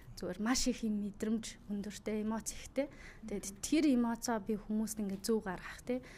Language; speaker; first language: Mongolian; native; Mongolian